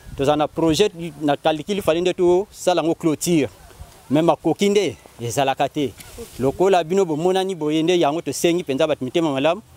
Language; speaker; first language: Lingala; native; Lingala